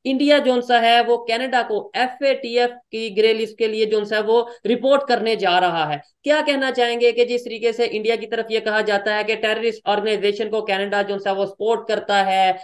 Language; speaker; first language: Hindi; native; Hindi